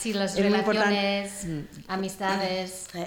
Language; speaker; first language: Spanish; non-native, learner; English